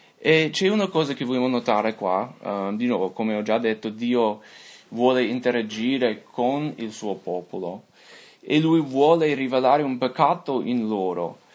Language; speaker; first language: Italian; non-native, fluent; English